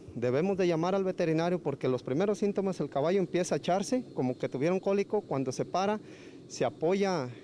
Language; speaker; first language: Spanish; native; Spanish